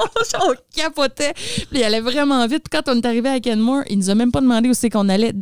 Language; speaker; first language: French; native; French